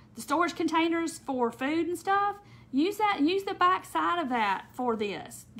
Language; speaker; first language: English; native; English